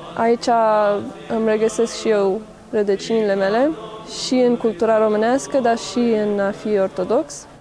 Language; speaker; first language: Romanian; early bilingual, heritage; Romanian